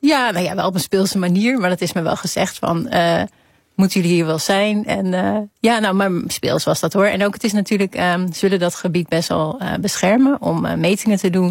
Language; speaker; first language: Dutch; native; Dutch